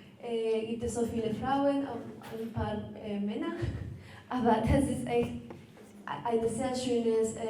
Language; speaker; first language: German; non-native, learner; Spanish